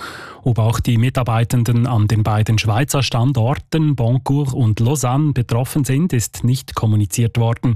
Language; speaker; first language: German; native; German